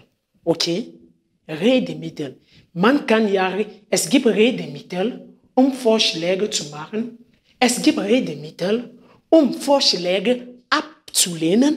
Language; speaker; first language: German; non-native, fluent; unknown